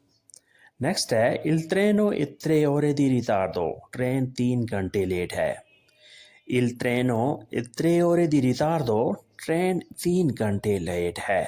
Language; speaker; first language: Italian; non-native, learner; Urdu